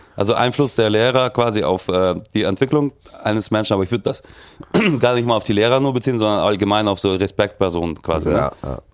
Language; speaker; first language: German; early bilingual, other home language; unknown